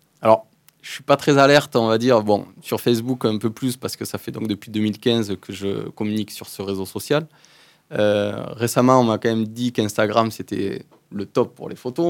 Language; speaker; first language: French; native; French